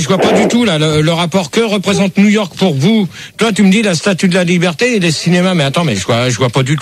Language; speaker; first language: French; native; French